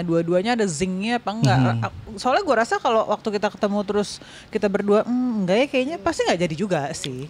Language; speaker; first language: Indonesian; native; Indonesian